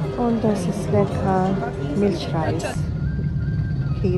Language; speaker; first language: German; non-native, learner; Urdu